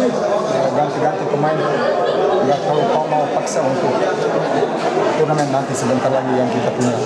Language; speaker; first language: Indonesian; non-native, fluent; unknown